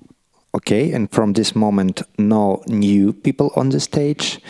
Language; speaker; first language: English; non-native, learner; Russian